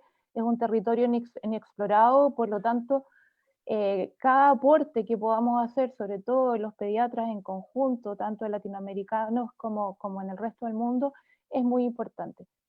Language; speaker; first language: Spanish; native; Spanish